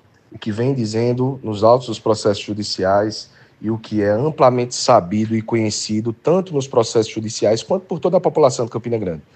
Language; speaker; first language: Portuguese; native; Portuguese